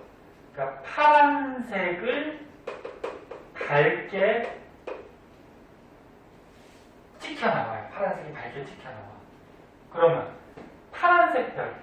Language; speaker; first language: Korean; native; Korean